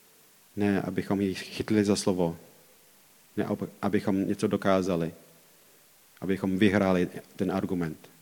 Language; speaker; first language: Czech; non-native, fluent; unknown